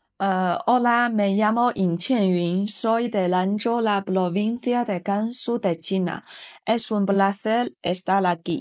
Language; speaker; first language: Spanish; non-native, fluent; Chinese